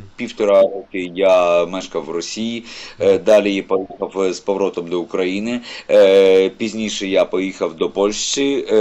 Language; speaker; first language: Ukrainian; non-native, local second language; Russian